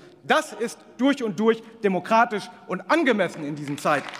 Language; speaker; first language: German; native; German